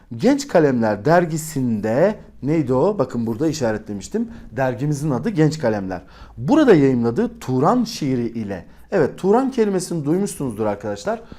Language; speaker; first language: Turkish; native; Turkish